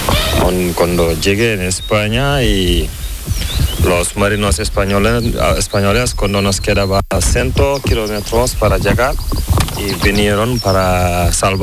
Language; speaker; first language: Spanish; non-native, learner; Fula